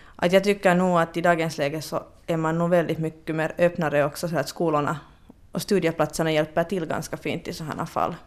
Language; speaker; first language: Swedish; native; Swedish